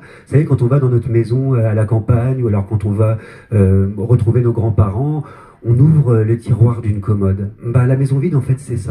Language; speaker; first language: French; native; French